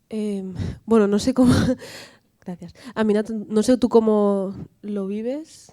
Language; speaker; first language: Spanish; native; Spanish